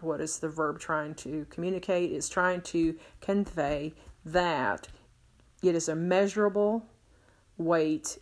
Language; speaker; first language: English; native; English